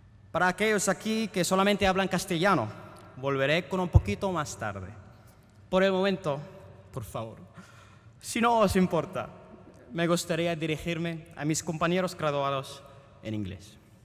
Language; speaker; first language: Spanish; non-native, fluent; Filipino